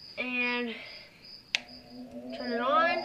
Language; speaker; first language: English; native; English